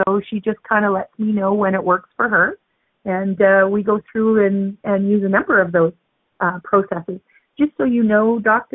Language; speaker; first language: English; native; English